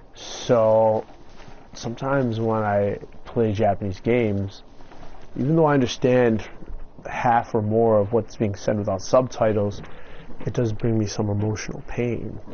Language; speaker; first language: English; native; English